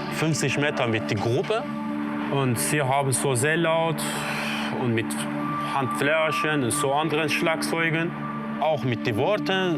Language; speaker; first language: German; non-native, learner; Kurdish